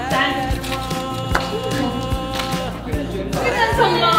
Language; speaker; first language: Chinese; native; Chinese